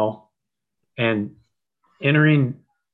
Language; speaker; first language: English; native; English